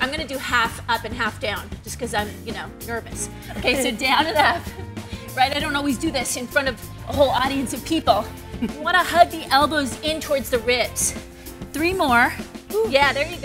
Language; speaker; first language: English; native; English